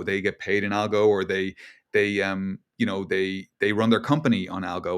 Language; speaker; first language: English; native; English